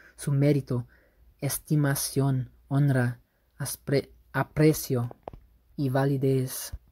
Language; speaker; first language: Spanish; non-native, fluent; English